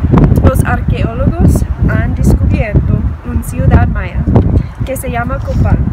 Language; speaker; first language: Spanish; non-native, learner; English